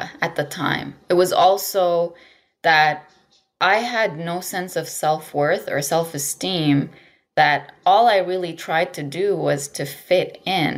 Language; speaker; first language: English; non-native, fluent; Arabic